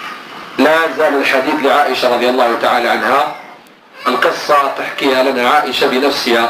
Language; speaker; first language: Arabic; native; Arabic